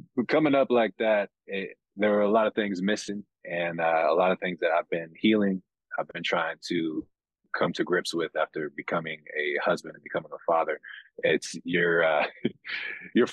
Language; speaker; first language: English; native; English